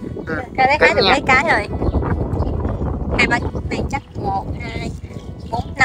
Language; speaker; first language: Vietnamese; native; Vietnamese